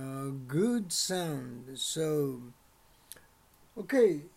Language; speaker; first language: English; non-native, learner; Japanese